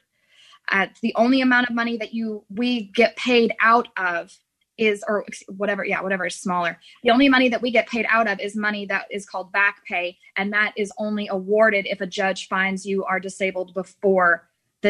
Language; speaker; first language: English; native; English